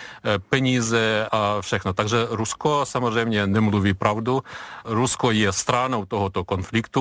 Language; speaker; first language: Czech; non-native, fluent; Ukrainian